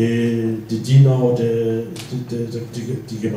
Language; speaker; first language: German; non-native, learner; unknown